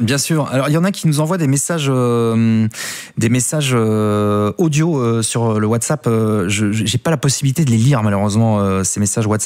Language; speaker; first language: French; native; French